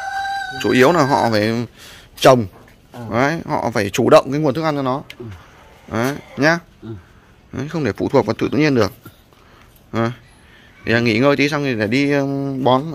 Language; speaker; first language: Vietnamese; native; Vietnamese